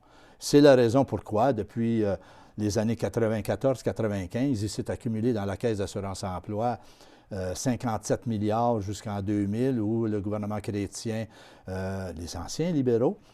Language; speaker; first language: French; native; French